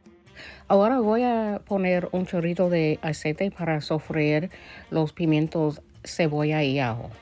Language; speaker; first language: Spanish; early bilingual, heritage; English